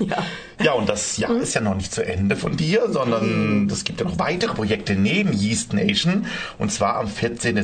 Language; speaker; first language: German; native; German